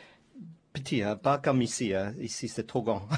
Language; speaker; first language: French; non-native, learner; Chinese